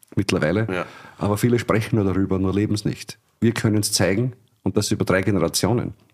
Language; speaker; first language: German; native; German